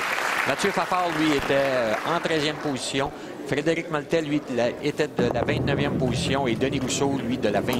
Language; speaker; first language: French; native; French